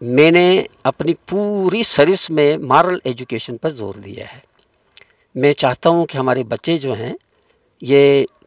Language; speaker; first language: Hindi; non-native, local second language; Kashmiri